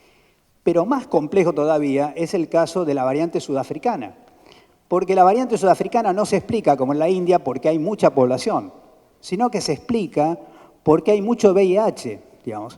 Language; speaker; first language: Spanish; native; Spanish